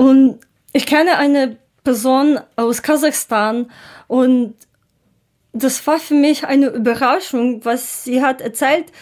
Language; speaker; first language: German; non-native, learner; Ukrainian